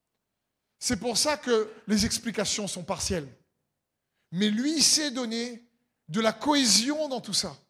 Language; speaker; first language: French; native; French